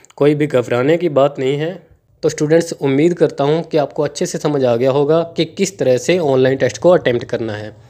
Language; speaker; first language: Hindi; non-native, local second language; Punjabi